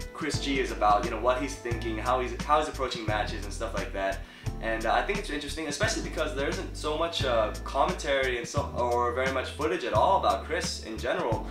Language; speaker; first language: English; native; English